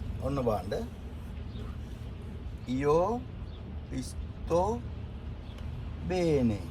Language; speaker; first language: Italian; non-native, fluent; Sinhala